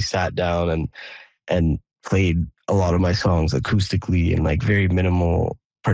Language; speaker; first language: English; native; English